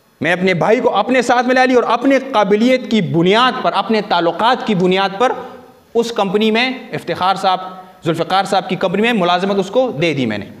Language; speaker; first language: Urdu; non-native, local second language; Pashto